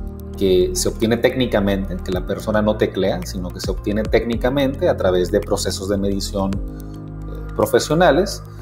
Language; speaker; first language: Spanish; native; Spanish